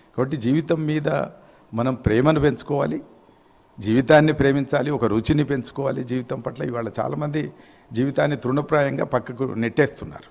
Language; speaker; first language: Telugu; native; Telugu